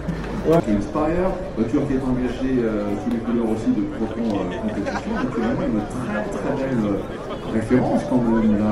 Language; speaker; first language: French; native; French